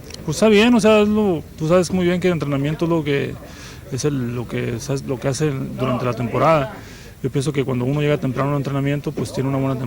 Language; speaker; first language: Spanish; native; Spanish